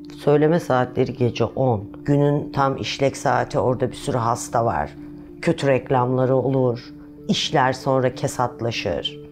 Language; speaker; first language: Turkish; native; Turkish